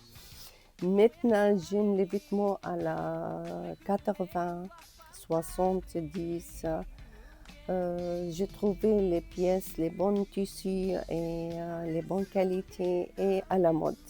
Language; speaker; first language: French; non-native, learner; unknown